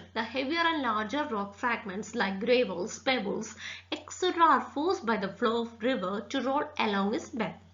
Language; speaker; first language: English; non-native, local second language; Malayalam